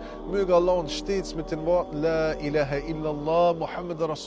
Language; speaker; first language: German; early bilingual, other home language; Romany